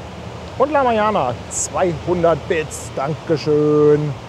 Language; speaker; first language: German; native; German